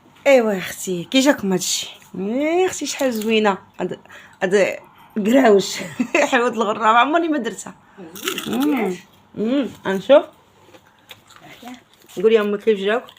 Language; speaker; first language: Arabic; native; Arabic